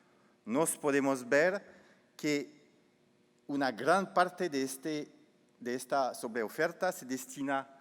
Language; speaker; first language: Spanish; non-native, fluent; French